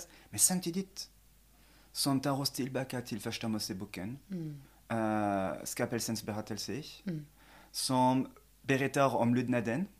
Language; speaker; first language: Swedish; non-native, fluent; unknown